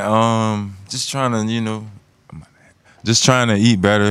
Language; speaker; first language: English; native; English